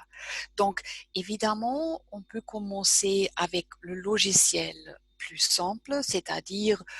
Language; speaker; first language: French; non-native, fluent; German